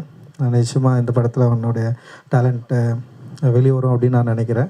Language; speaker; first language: Tamil; native; Tamil